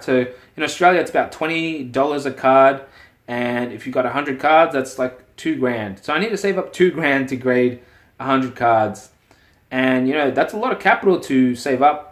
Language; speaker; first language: English; native; English